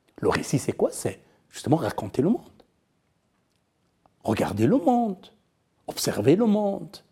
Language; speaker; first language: French; non-native, fluent; Persian